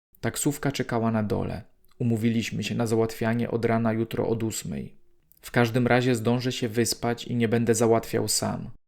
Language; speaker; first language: Polish; native; Polish